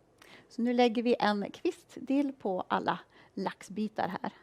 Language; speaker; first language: Swedish; native; Swedish